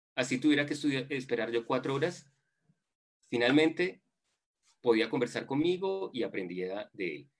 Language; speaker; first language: Spanish; native; Spanish